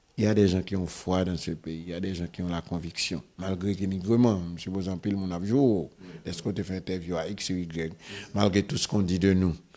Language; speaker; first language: French; non-native, local second language; Haitian Creole